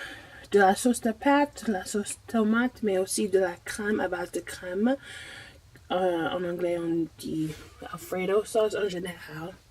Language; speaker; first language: French; non-native, fluent; English